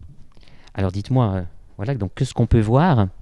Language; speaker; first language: French; native; French